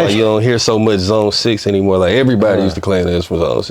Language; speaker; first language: English; native; English